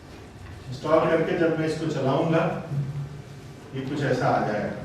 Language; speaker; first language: Hindi; native; Hindi